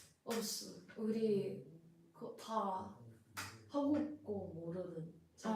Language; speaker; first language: Korean; non-native, learner; English